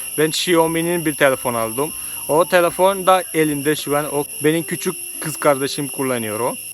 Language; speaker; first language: Turkish; non-native, fluent; Malayalam